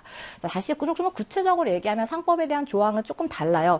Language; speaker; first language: Korean; native; Korean